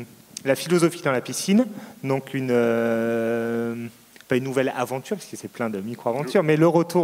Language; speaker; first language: French; native; French